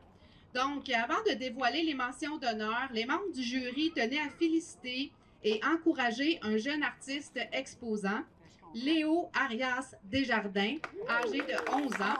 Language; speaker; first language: French; native; French